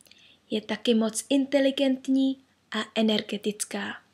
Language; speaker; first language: Czech; non-native, fluent; Vietnamese